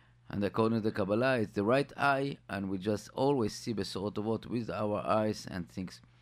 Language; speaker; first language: English; non-native, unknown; Hebrew